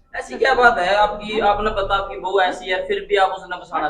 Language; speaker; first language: Hindi; native; Hindi